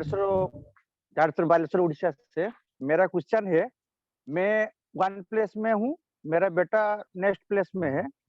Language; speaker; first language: Hindi; non-native, local second language; Odia